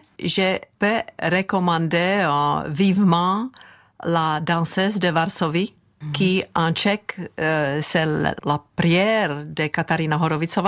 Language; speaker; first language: French; non-native, fluent; Czech